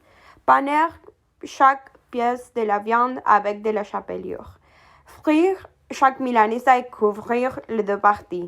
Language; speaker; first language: French; non-native, learner; Spanish